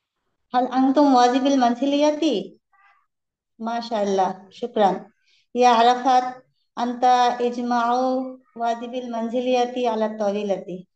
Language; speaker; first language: Arabic; non-native, learner; Bangla